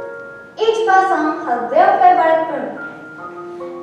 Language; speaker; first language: English; non-native, learner; Japanese